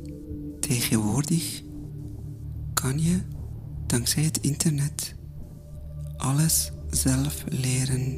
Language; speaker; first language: Dutch; non-native, fluent; Persian